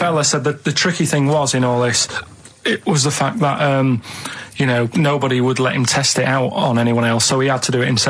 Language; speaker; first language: English; native; English